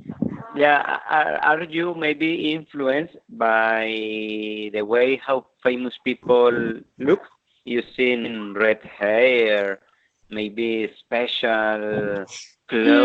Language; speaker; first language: English; non-native, fluent; Spanish